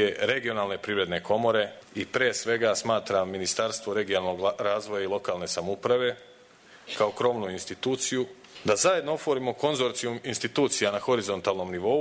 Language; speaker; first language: Serbian; native; Serbian